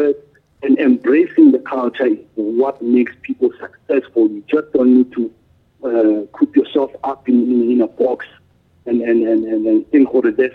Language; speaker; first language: English; non-native, local second language; Tswana